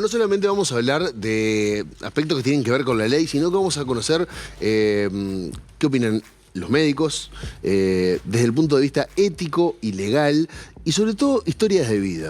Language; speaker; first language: Spanish; native; Spanish